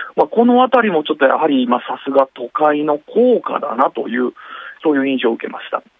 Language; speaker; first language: Japanese; native; Japanese